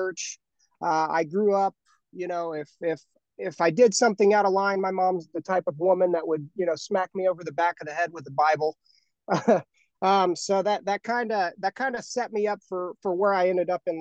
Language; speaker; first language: English; native; English